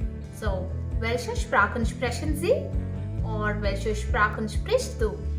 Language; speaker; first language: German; non-native, fluent; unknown